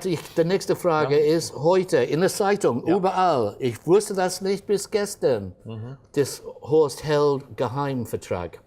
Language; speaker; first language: German; non-native, fluent; English